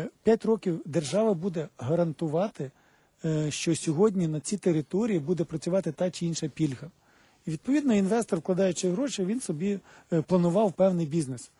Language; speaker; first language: Ukrainian; native; Ukrainian